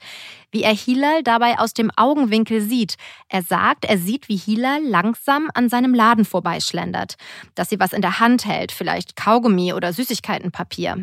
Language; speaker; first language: German; native; German